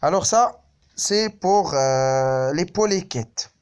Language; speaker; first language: French; non-native, local second language; Arabic